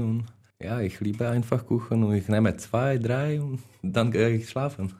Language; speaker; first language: German; non-native, learner; Czech